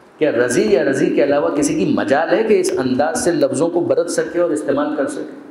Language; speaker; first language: Urdu; non-native, local second language; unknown